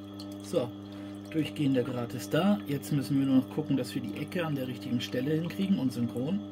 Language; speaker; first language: German; native; German